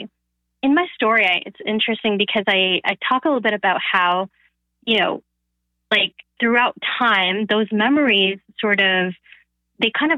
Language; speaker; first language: English; non-native, fluent; Bangla